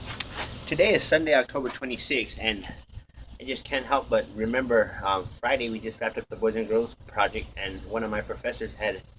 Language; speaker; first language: English; native; English